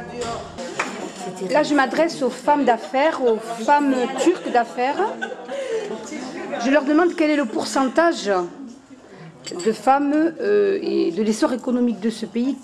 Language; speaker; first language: French; native; French